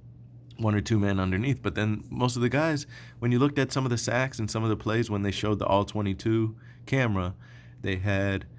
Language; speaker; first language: English; native; English